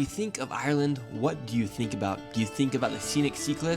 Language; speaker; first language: English; native; English